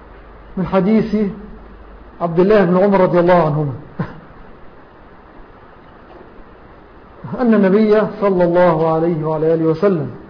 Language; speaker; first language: Arabic; native; Arabic